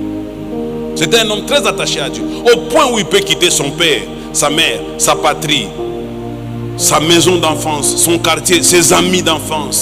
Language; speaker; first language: French; non-native, local second language; Swahili